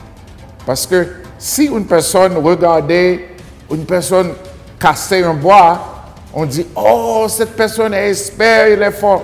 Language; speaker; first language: French; non-native, learner; Haitian Creole